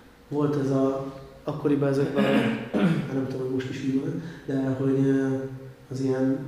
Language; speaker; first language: Hungarian; native; Hungarian